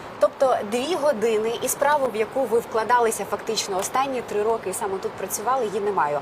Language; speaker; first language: Ukrainian; native; Ukrainian